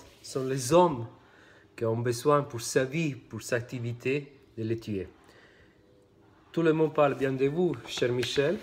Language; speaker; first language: French; non-native, fluent; Italian